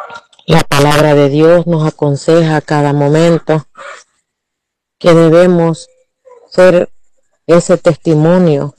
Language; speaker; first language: Spanish; native; Spanish